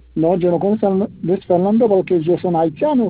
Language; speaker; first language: Spanish; non-native, learner; Haitian Creole